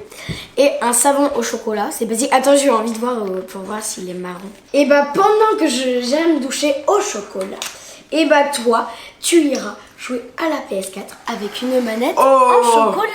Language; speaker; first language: French; native; French